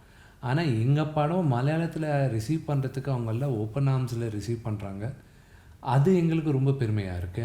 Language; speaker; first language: Tamil; non-native, local second language; Telugu